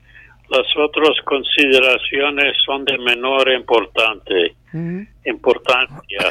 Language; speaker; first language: Spanish; non-native, fluent; English